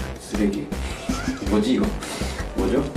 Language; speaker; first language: Korean; native; Korean